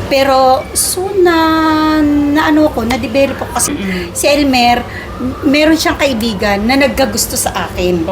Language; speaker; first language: Filipino; native; Filipino